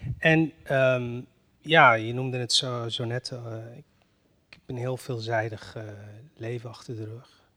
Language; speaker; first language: Dutch; early bilingual, other home language; Riffian